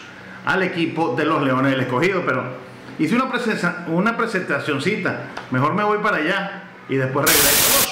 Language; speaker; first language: Spanish; native; Spanish